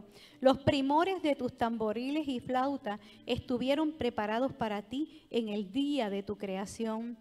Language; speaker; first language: Spanish; native; Spanish